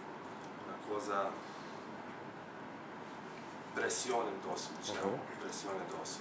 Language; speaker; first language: Italian; non-native, fluent; Slovenian